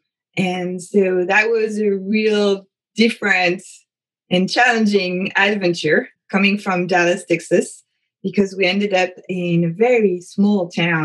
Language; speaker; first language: English; non-native, fluent; French